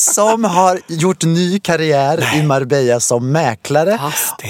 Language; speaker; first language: Swedish; native; Swedish